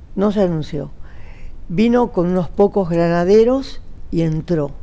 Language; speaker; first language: Spanish; native; Spanish